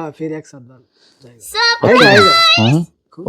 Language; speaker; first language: Hindi; non-native, learner; Bangla